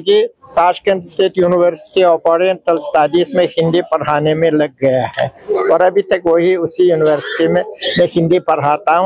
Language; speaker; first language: Hindi; non-native, fluent; Uzbek